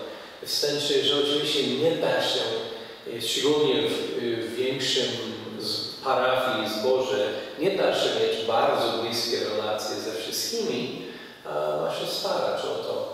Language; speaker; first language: Polish; non-native, fluent; English